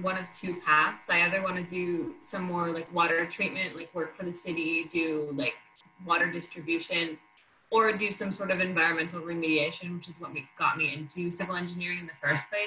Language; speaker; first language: English; native; English